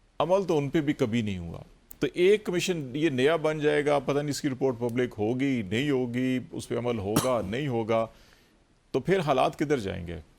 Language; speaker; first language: Urdu; native; Urdu